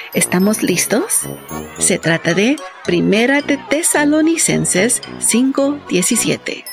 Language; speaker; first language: Spanish; native; Spanish